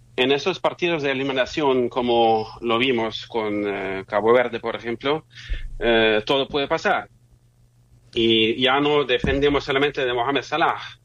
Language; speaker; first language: Spanish; non-native, fluent; German